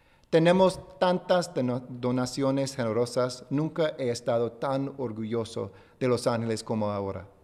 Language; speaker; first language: Spanish; non-native, fluent; English